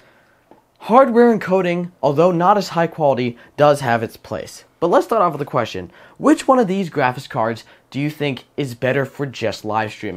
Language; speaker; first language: English; native; English